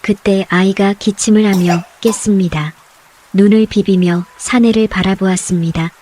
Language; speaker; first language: Korean; native; Korean